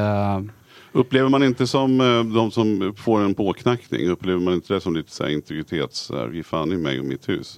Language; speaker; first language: Swedish; native; Swedish